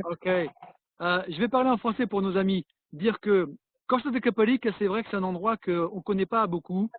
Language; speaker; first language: French; native; French